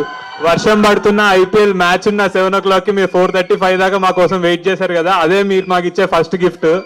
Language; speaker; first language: Telugu; native; Telugu